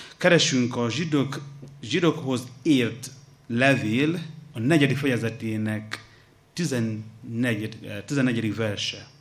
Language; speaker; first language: Hungarian; non-native, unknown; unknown